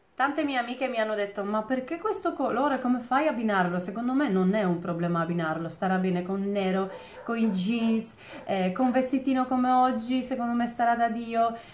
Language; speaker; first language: Italian; non-native, fluent; Polish